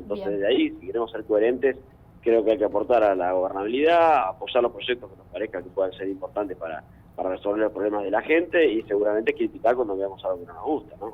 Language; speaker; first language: Spanish; native; Spanish